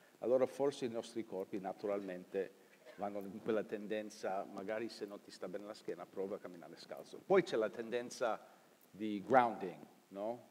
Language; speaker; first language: Italian; early bilingual, heritage; Italian